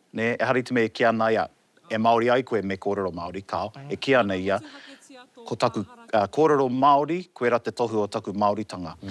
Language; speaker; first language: Māori; non-native, local second language; English